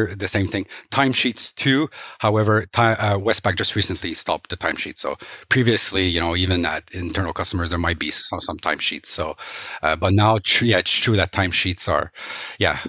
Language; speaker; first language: English; non-native, fluent; French